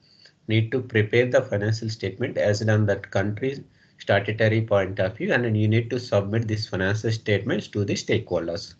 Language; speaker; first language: English; non-native, local second language; Telugu